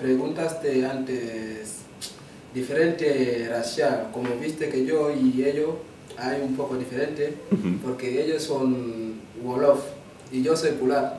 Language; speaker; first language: Spanish; non-native, local second language; Wolof